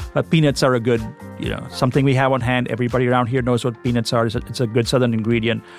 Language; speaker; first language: English; non-native, local second language; Gujarati